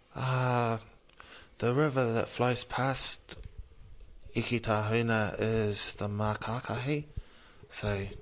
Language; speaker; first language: English; native; English